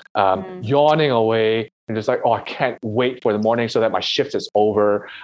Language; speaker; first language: English; non-native, local second language; Cantonese